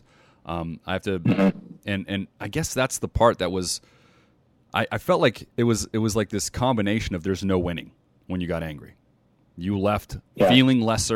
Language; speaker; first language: English; native; English